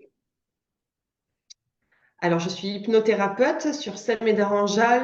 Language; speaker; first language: French; native; French